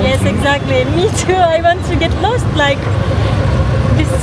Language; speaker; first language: English; non-native, learner; Turkish